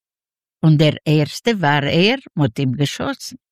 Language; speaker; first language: German; non-native, learner; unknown